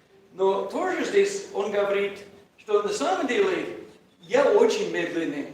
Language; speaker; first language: Russian; non-native, learner; English